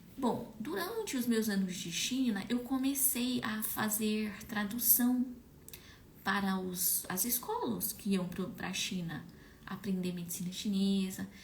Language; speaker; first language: Portuguese; native; Portuguese